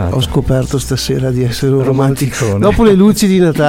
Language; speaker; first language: Italian; native; Italian